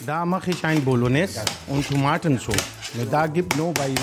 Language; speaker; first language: German; non-native, learner; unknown